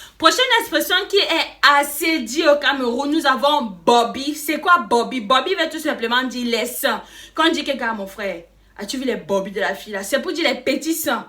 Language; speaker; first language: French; native; French